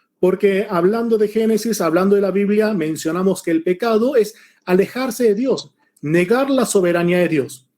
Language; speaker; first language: Spanish; early bilingual, other home language; Korean